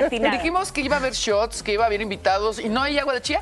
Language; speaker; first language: Spanish; native; Spanish